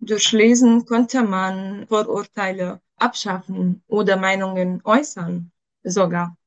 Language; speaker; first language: German; non-native, fluent; Arabic